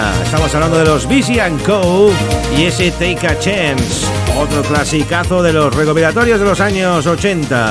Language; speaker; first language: Spanish; native; Spanish